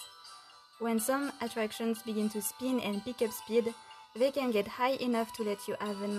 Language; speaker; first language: English; non-native, fluent; French